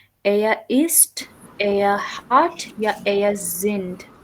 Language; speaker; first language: German; non-native, fluent; Urdu